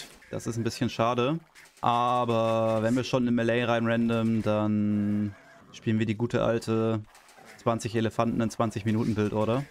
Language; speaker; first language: German; native; German